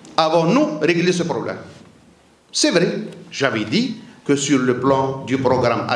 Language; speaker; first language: French; non-native, local second language; Arabic